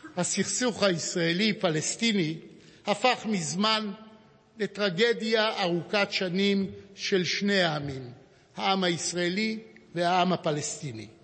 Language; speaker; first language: Hebrew; native; Hebrew